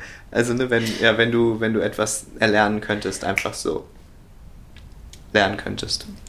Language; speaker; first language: German; native; German